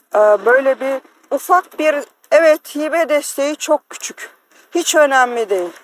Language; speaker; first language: Turkish; native; Turkish